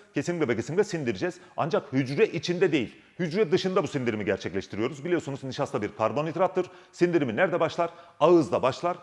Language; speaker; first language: Turkish; native; Turkish